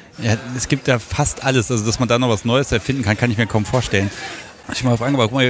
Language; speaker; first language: German; native; German